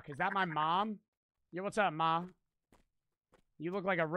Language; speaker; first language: English; native; English